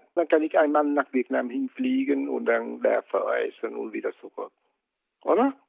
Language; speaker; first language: German; non-native, learner; Vietnamese